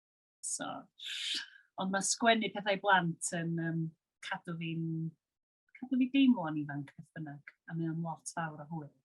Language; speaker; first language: Welsh; native; Welsh